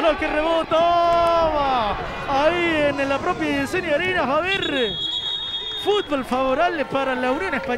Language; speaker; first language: Spanish; native; Spanish